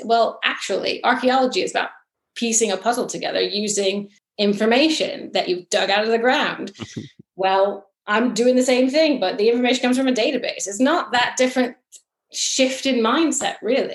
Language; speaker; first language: English; native; English